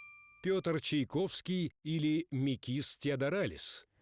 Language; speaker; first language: Russian; native; Russian